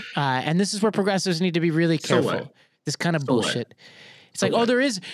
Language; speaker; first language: English; native; English